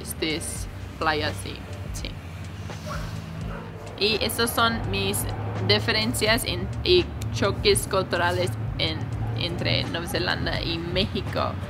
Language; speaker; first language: Spanish; non-native, learner; English